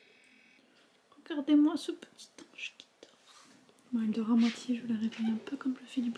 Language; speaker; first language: French; native; French